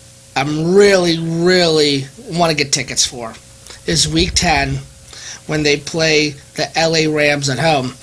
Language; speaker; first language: English; native; English